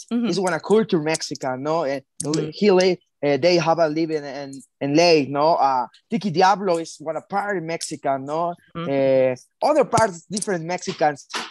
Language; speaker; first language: English; non-native, learner; Spanish